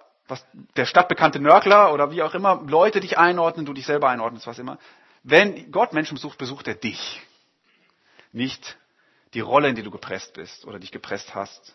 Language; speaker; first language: German; native; German